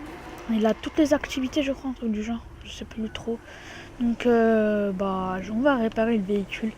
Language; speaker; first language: French; native; French